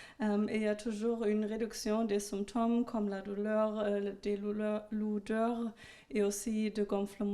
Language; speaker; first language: French; non-native, fluent; German